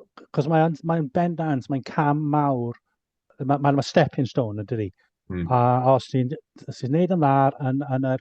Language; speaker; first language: Welsh; non-native, fluent; English